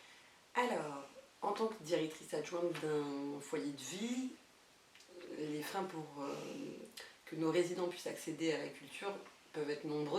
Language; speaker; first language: French; native; French